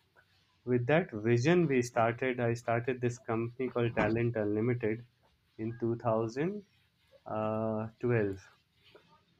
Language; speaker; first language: English; non-native, local second language; Hindi